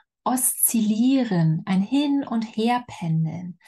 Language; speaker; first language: German; native; German